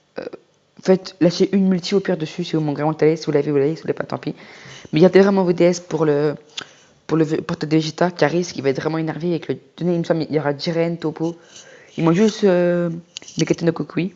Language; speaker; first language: French; native; French